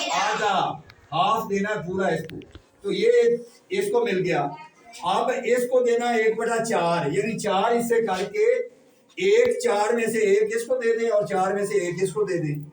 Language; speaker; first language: Urdu; non-native, local second language; Punjabi